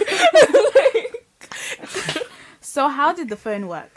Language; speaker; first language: English; non-native, local second language; Yoruba